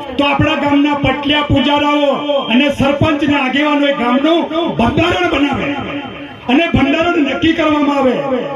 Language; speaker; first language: Gujarati; non-native, local second language; Rathawi